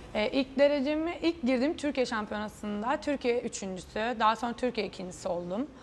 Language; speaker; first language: Turkish; native; Turkish